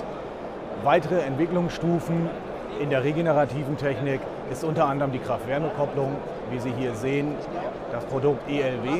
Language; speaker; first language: German; native; German